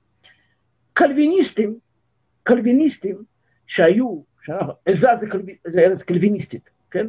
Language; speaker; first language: Hebrew; non-native, fluent; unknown